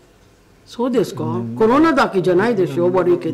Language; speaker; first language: Japanese; non-native, fluent; Filipino